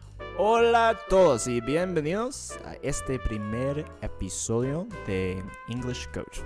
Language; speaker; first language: Spanish; non-native, fluent; English